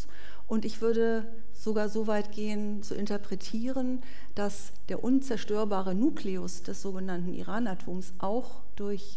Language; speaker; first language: German; native; German